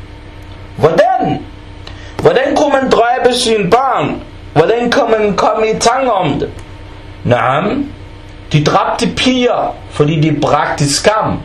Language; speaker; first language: Danish; early bilingual, other home language; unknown